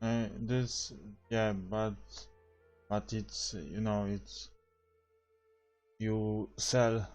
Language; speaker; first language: English; non-native, learner; Polish